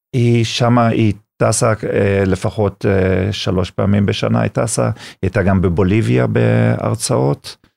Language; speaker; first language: Hebrew; non-native, fluent; German